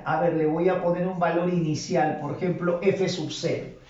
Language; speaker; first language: Spanish; native; Spanish